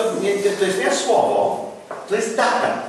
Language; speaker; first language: Polish; non-native, learner; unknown